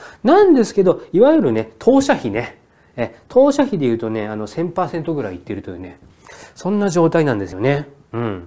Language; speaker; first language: Japanese; native; Japanese